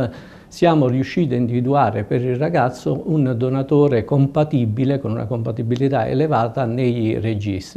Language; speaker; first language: Italian; native; Italian